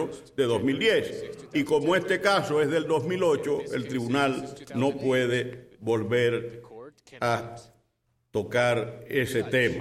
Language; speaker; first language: Spanish; native; Spanish